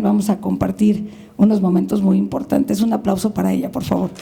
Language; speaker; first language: Spanish; native; Spanish